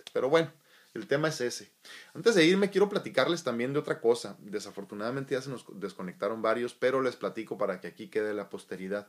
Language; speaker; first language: Spanish; native; Spanish